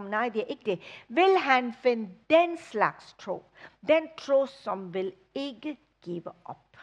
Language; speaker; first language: Danish; non-native, fluent; English